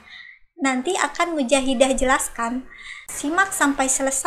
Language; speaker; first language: Indonesian; native; Indonesian